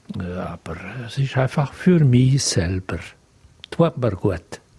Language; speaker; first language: German; non-native, local second language; Romansh